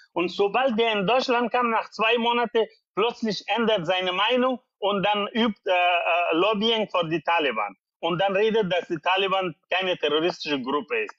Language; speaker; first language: German; non-native, learner; Persian